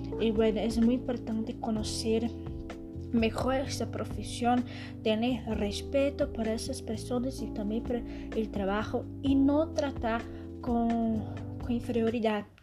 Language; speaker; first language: Spanish; non-native, learner; Portuguese